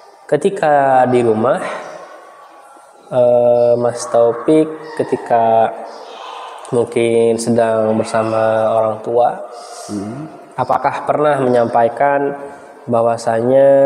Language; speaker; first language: Indonesian; native; Indonesian